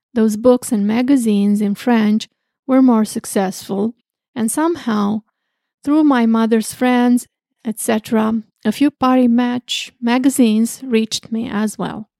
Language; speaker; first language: English; non-native, fluent; Romanian